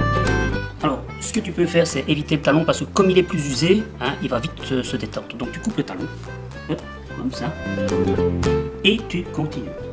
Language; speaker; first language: French; native; French